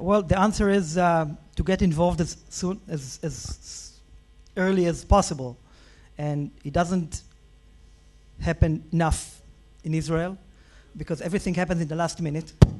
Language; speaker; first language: English; non-native, fluent; Hebrew